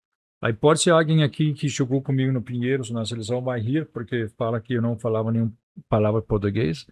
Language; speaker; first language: Portuguese; non-native, fluent; Danish